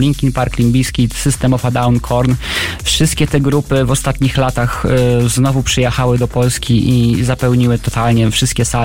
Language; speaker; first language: Polish; native; Polish